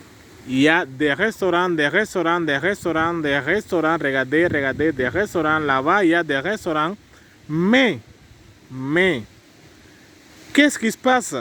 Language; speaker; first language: French; non-native, fluent; Spanish